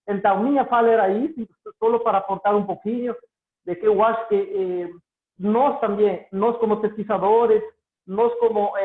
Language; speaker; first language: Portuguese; non-native, learner; Spanish